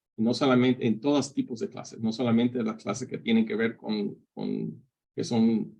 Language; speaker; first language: Spanish; early bilingual, heritage; Spanish